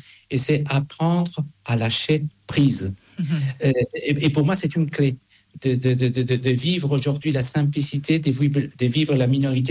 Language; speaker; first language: French; non-native, fluent; Spanish